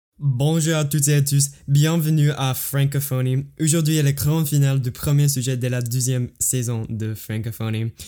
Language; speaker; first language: French; non-native, learner; English